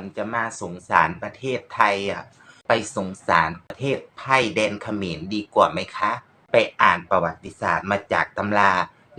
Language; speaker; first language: Thai; native; Thai